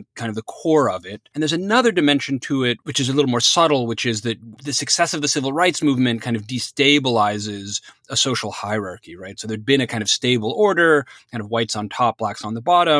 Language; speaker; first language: English; native; English